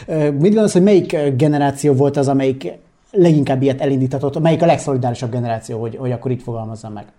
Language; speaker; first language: Hungarian; native; Hungarian